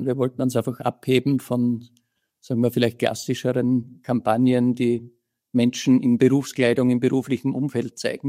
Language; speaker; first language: German; native; German